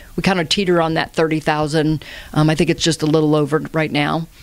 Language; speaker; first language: English; native; English